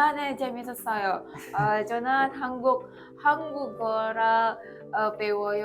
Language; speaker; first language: Korean; non-native, learner; Indonesian